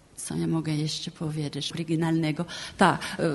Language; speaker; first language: Polish; non-native, fluent; French